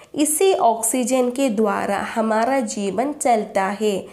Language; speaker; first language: Hindi; non-native, local second language; Malayalam